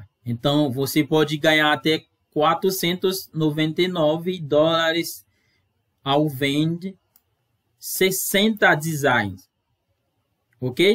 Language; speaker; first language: Portuguese; non-native, fluent; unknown